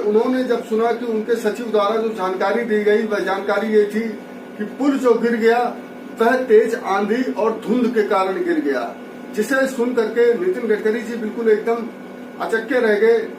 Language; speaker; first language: Hindi; native; Hindi